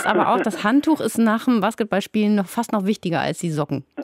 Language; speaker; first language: German; native; German